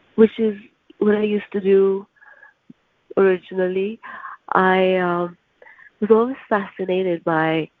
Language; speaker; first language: English; non-native, local second language; Urdu